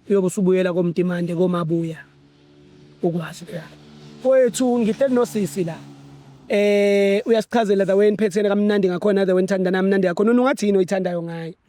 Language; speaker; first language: Zulu; native; Zulu